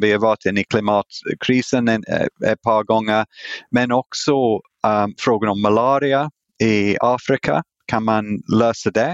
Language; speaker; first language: Swedish; non-native, fluent; English